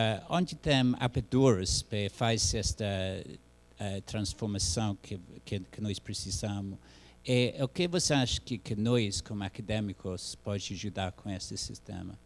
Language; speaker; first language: Portuguese; non-native, learner; English